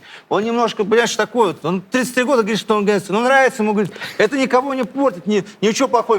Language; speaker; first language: Russian; native; Russian